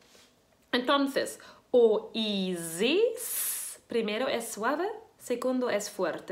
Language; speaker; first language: Spanish; non-native, fluent; German